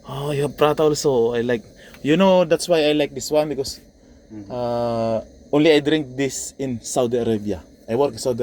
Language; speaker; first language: English; non-native, local second language; Filipino